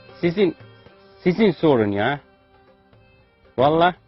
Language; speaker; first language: Turkish; non-native, fluent; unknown